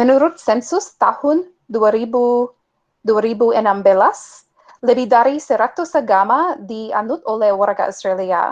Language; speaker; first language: Indonesian; non-native, fluent; English